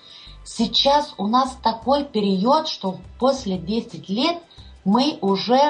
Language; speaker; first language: Russian; non-native, fluent; Lithuanian